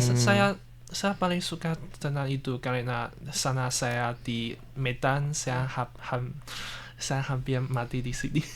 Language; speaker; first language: Indonesian; non-native, learner; Chinese